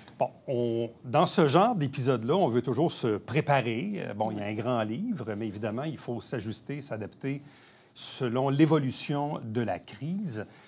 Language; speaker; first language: French; native; French